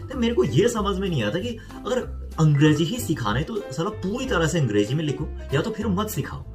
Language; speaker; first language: Hindi; non-native, fluent; Korean